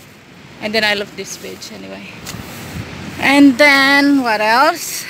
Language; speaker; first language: English; non-native, learner; Indonesian